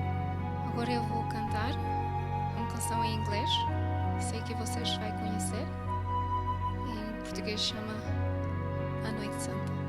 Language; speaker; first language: Portuguese; non-native, learner; English